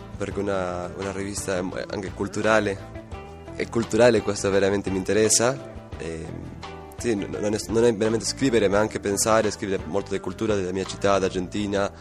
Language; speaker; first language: Italian; non-native, learner; Spanish